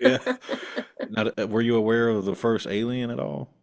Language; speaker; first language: English; native; English